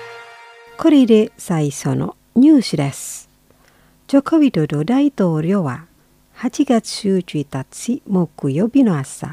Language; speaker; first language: Japanese; non-native, fluent; Indonesian